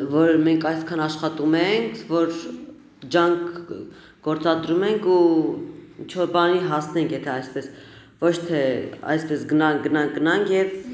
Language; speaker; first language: Armenian; non-native, local second language; Kurdish